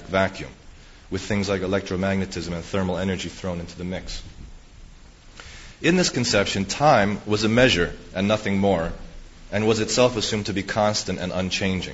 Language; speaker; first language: English; native; English